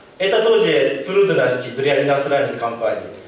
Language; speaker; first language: Russian; non-native, learner; Japanese